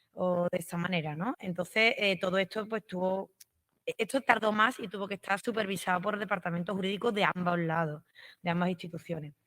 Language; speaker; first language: Spanish; native; Spanish